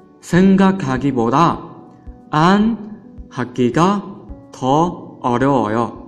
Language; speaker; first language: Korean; non-native, fluent; Chinese